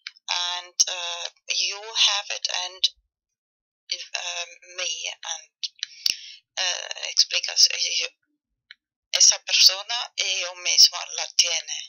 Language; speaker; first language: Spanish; non-native, fluent; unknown